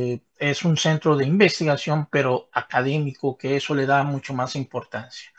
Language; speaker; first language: Spanish; native; Spanish